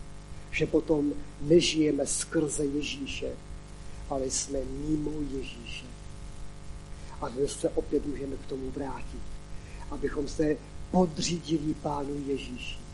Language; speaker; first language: Czech; non-native, local second language; Polish